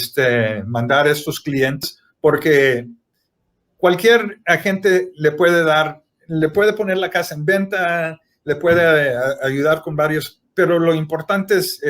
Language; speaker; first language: Spanish; early bilingual, heritage; Spanish